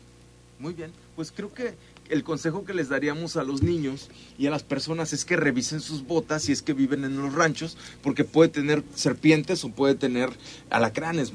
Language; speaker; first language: Spanish; native; Spanish